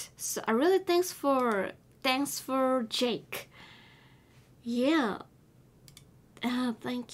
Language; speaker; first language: English; non-native, learner; Korean